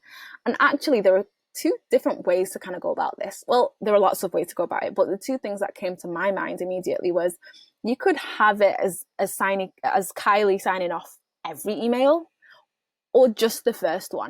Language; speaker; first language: English; native; English